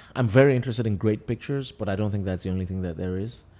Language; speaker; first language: English; non-native, local second language; Yoruba